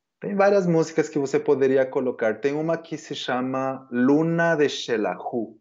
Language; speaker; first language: Portuguese; non-native, fluent; Spanish